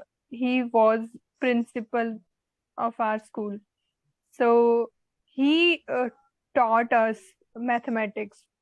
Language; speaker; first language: English; non-native, learner; Hindi